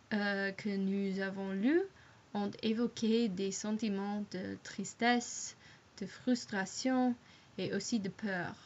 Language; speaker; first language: French; non-native, learner; English